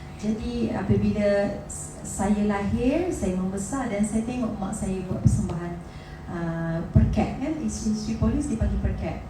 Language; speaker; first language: Malay; native; Malay